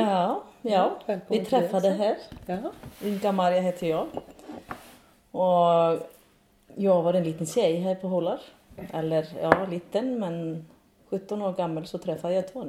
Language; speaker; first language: Swedish; non-native, fluent; Icelandic